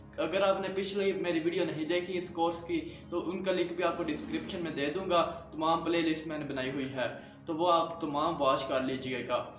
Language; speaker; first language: Urdu; non-native, local second language; Punjabi